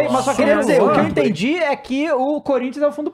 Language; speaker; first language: Portuguese; native; Portuguese